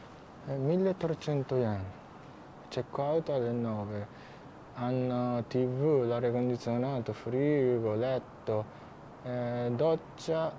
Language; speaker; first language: Italian; non-native, fluent; Japanese